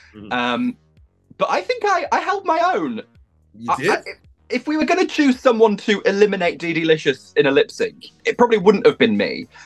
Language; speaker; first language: English; native; English